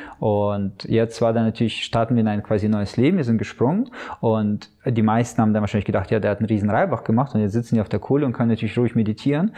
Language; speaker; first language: German; early bilingual, other home language; Russian